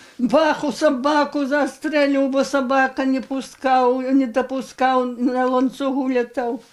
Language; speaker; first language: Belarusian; native; Belarusian